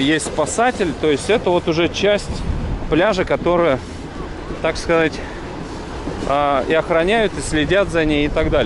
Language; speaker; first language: Russian; native; Russian